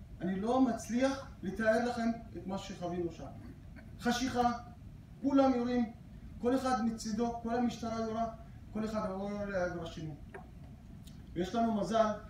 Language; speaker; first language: Hebrew; non-native, local second language; Arabic